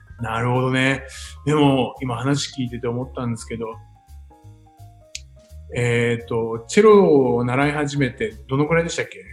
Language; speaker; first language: Japanese; native; Japanese